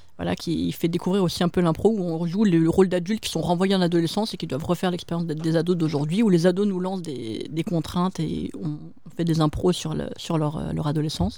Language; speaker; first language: French; native; French